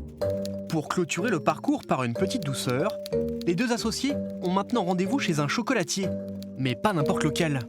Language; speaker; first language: French; native; French